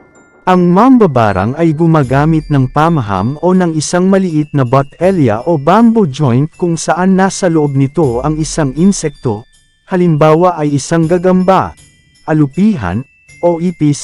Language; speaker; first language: Filipino; native; Filipino